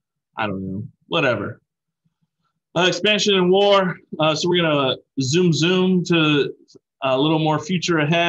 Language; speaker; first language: English; native; English